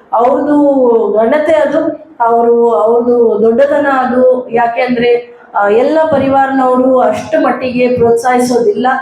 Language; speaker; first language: Kannada; non-native, local second language; Urdu